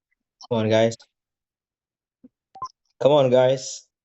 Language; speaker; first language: English; non-native, learner; Indonesian